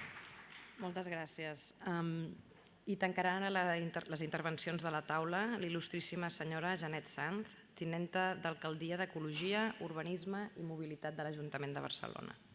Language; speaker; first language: Catalan; native; Catalan